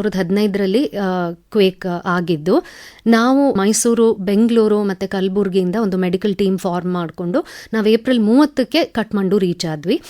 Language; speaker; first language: Kannada; non-native, local second language; Tamil